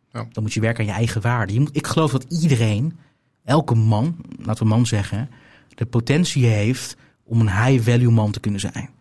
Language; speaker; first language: Dutch; native; Dutch